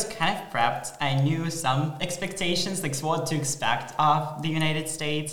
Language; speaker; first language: English; non-native, fluent; Ukrainian